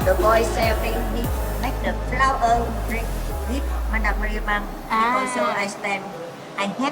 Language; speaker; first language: English; non-native, learner; Vietnamese